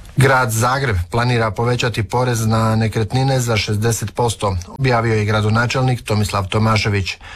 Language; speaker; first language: Croatian; native; Croatian